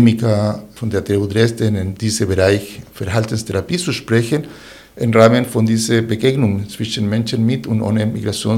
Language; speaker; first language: German; non-native, fluent; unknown